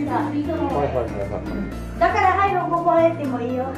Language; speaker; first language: Japanese; non-native, learner; Filipino